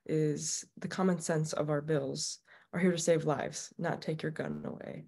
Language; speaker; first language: English; native; English